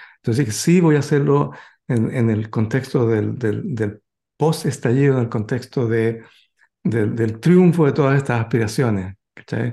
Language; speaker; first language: Spanish; native; Spanish